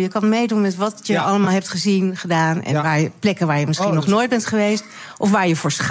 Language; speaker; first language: Dutch; native; Dutch